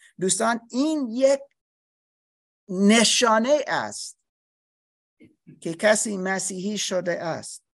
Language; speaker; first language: Persian; non-native, learner; English